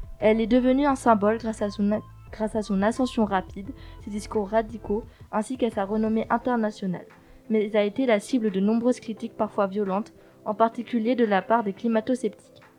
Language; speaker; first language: French; native; French